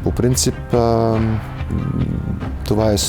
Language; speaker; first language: Bulgarian; non-native, fluent; German